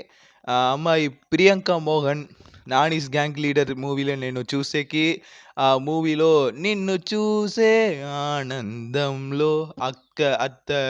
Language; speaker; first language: Telugu; non-native, learner; Tamil